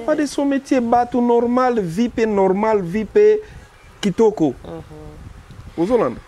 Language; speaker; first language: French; non-native, local second language; Lingala